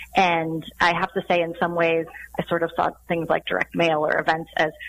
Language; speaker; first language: English; native; English